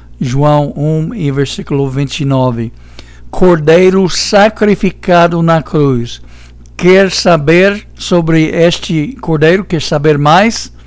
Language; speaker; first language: Portuguese; non-native, fluent; English